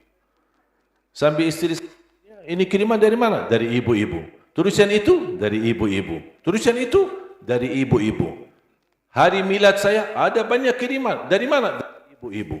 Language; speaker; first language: Indonesian; non-native, fluent; Arabic